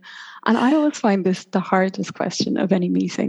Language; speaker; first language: English; native; English